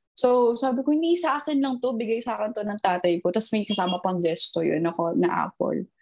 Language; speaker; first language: Filipino; early bilingual, heritage; Filipino